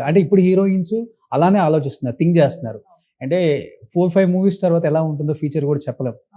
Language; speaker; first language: Telugu; native; Telugu